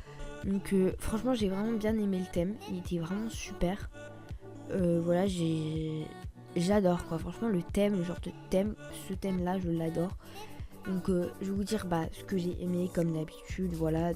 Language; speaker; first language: French; native; French